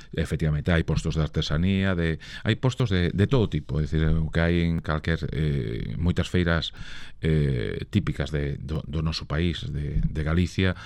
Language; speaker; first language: Galician; native; Galician